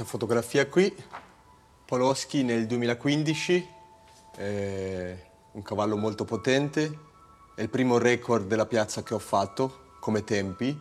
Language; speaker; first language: Italian; native; Italian